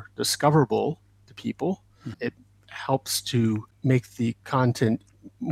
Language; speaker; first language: English; native; English